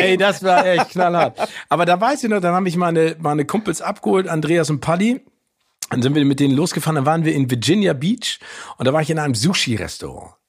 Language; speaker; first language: German; native; German